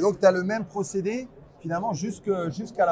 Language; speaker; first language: French; native; French